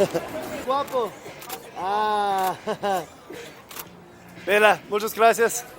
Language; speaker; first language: Spanish; non-native, learner; English